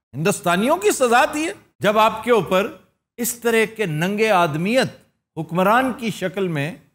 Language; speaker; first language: Urdu; non-native, local second language; Punjabi